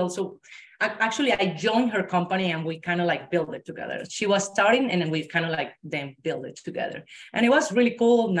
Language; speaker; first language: English; non-native, fluent; Spanish